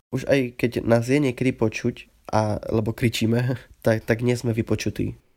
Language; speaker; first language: Slovak; native; Slovak